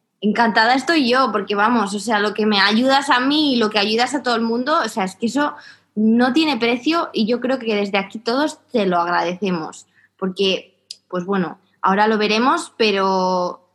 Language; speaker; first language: Spanish; native; Spanish